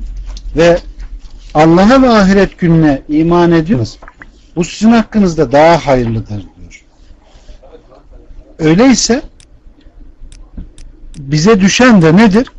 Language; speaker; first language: Turkish; native; Turkish